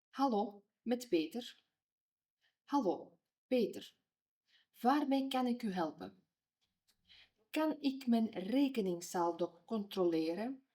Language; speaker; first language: Dutch; non-native, fluent; Ukrainian